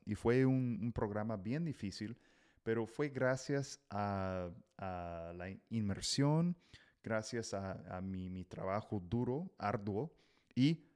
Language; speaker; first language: Spanish; non-native, fluent; English